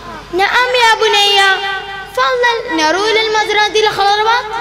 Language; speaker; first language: Arabic; non-native, learner; Malayalam